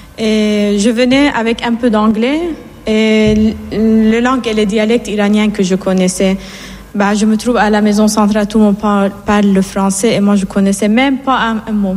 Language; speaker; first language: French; non-native, fluent; Persian